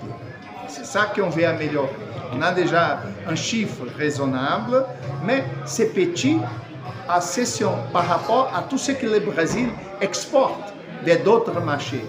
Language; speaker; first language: French; non-native, fluent; Portuguese